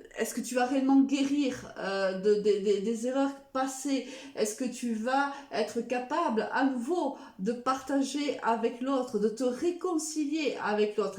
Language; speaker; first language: French; native; French